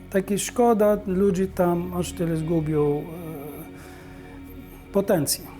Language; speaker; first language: Polish; non-native, learner; Arabic